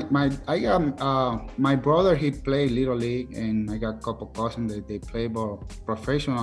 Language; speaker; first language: English; non-native, learner; Spanish